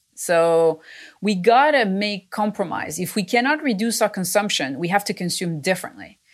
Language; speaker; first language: English; non-native, fluent; French